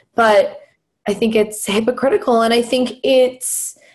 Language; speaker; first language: English; native; English